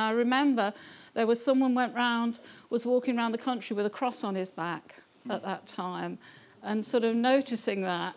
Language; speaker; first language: English; native; English